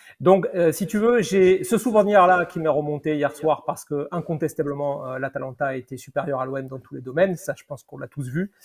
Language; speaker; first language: French; native; French